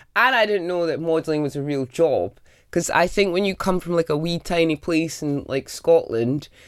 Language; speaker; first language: English; native; English